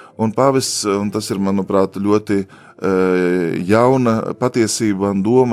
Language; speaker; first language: Latvian; native; Latvian